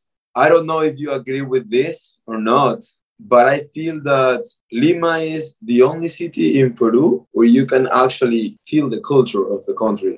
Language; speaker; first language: English; non-native, fluent; Spanish